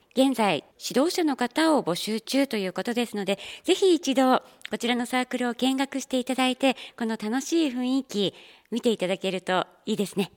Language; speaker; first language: Japanese; native; Japanese